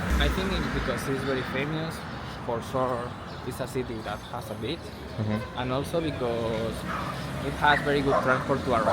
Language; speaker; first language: English; non-native, fluent; Spanish